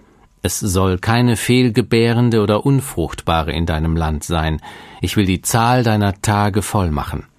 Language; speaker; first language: German; native; German